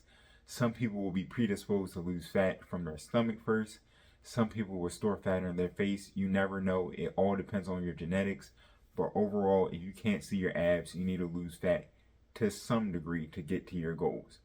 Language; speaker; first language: English; native; English